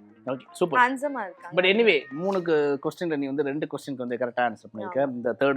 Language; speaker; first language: Tamil; native; Tamil